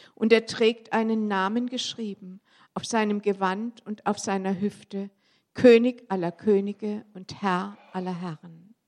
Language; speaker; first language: German; native; German